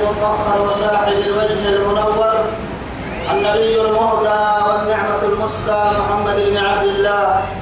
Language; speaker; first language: Arabic; non-native, fluent; Afar